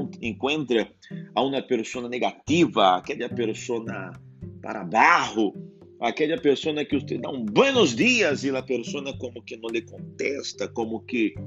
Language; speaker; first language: Portuguese; non-native, learner; Spanish